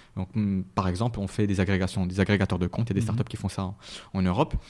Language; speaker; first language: French; non-native, local second language; Arabic